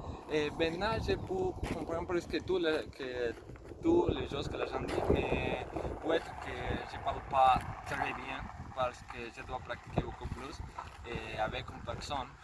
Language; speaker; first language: French; non-native, learner; Spanish